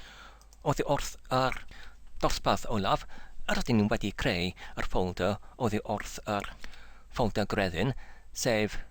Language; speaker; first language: Welsh; non-native, learner; English